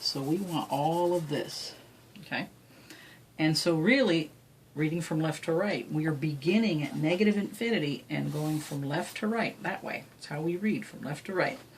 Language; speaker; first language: English; native; English